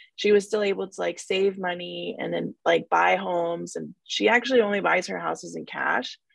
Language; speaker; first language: English; early bilingual, other home language; Spanish